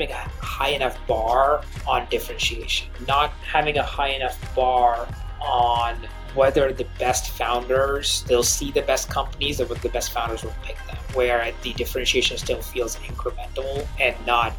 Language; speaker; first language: English; non-native, local second language; Hindi